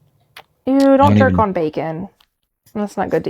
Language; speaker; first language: English; native; English